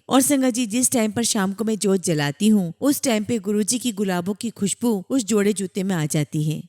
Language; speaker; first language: Hindi; native; Hindi